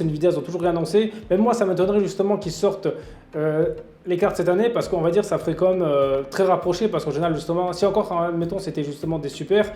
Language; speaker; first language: French; native; French